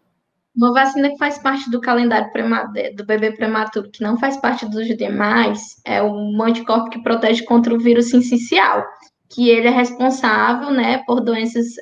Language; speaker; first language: Portuguese; native; Portuguese